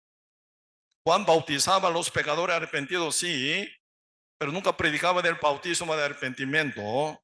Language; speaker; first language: Spanish; non-native, learner; Korean